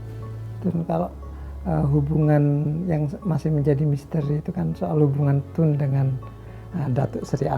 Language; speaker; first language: Indonesian; native; Indonesian